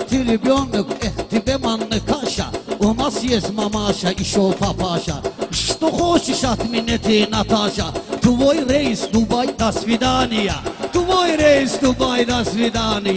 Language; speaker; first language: Russian; non-native, local second language; Talysh